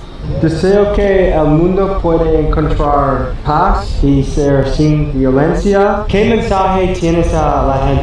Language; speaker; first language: Spanish; non-native, learner; English